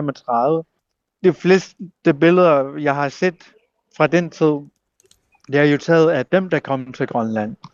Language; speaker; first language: Danish; non-native, local second language; Kalaallisut